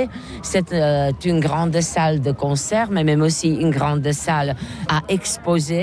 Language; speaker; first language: French; non-native, fluent; Czech